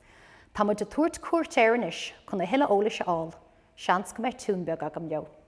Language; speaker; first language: Irish; non-native, local second language; English